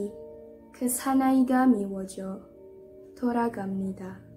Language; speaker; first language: Korean; non-native, learner; Indonesian